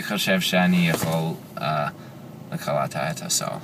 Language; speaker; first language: Hebrew; non-native, learner; English